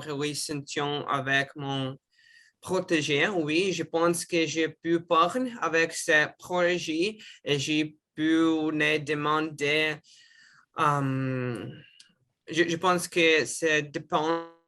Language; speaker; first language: French; non-native, learner; Russian